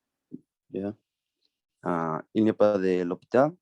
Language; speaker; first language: French; non-native, learner; Spanish